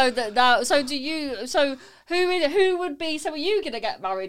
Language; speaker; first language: English; native; English